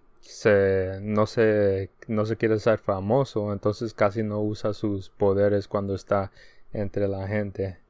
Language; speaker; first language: Spanish; early bilingual, heritage; Spanish